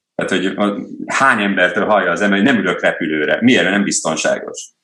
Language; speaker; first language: Hungarian; native; Hungarian